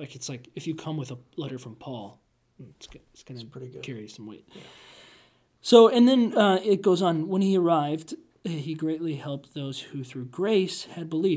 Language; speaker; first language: English; native; English